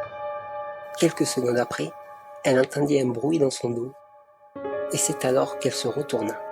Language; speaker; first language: French; native; French